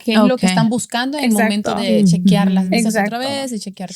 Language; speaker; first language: Spanish; native; Spanish